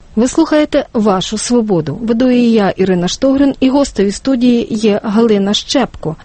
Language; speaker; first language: Ukrainian; native; Ukrainian